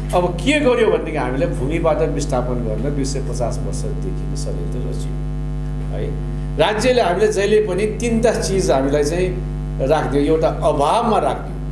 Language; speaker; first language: Nepali; non-native, local second language; Limburgish